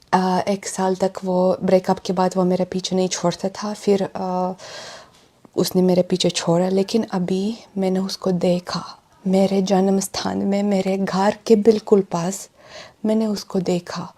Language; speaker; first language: Hindi; non-native, fluent; Russian